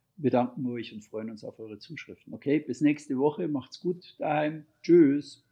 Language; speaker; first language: German; native; German